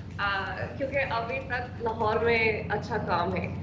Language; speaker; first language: Hindi; non-native, learner; English